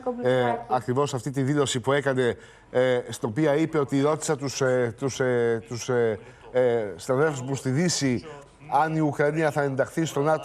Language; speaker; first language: Greek; native; Greek